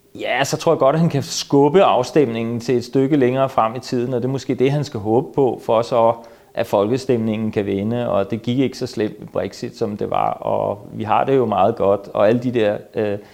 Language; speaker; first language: Danish; native; Danish